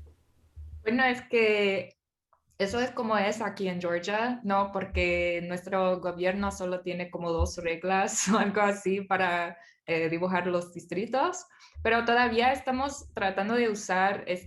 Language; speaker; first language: Spanish; non-native, fluent; English